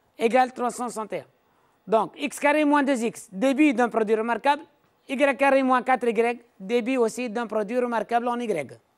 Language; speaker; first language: French; non-native, local second language; Arabic